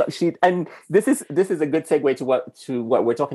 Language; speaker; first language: English; non-native, fluent; Arabic